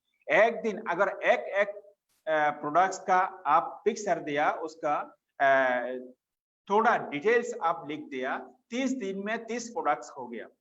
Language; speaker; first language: Hindi; non-native, fluent; Bangla